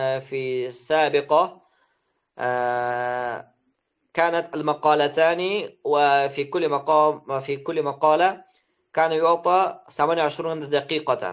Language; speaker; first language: Arabic; non-native, fluent; Uzbek